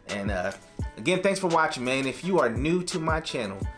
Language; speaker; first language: English; native; English